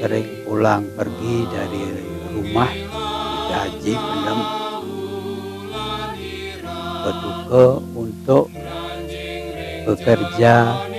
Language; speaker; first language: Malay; non-native, local second language; Balinese